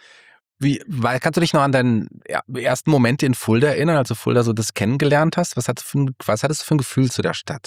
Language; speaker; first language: German; native; German